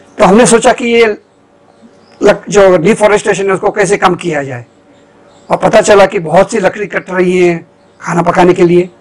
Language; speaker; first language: Hindi; non-native, local second language; Gujarati